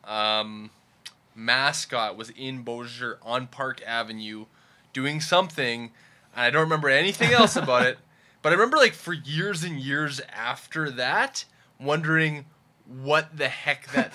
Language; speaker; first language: English; native; English